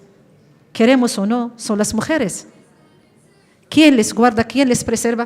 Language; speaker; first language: Spanish; non-native, fluent; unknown